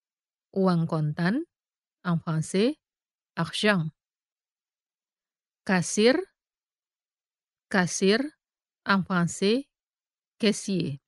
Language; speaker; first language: French; non-native, fluent; Indonesian